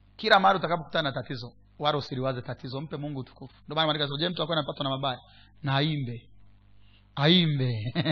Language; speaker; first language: Swahili; non-native, local second language; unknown